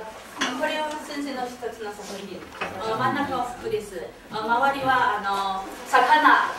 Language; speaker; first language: Japanese; non-native, fluent; Chinese